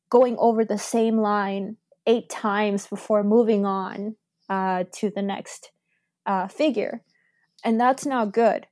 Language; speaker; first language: English; early bilingual, other home language; Spanish